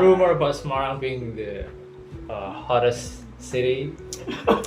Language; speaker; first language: English; non-native, fluent; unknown